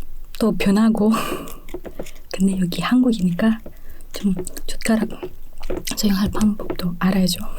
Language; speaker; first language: Korean; non-native, fluent; Indonesian